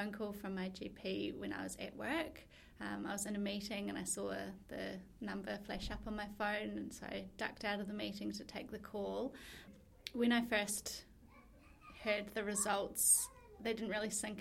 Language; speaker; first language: English; native; English